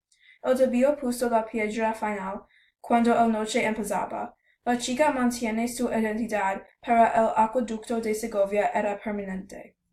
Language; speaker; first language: Spanish; non-native, learner; English